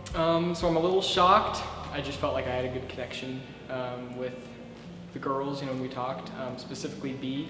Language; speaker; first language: English; native; English